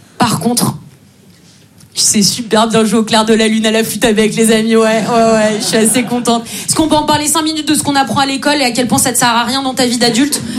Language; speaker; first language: French; native; French